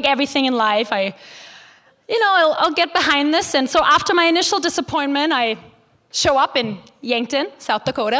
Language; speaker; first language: English; non-native, fluent; German